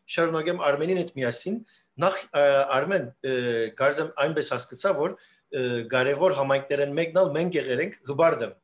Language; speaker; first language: Armenian; early bilingual, heritage; Armenian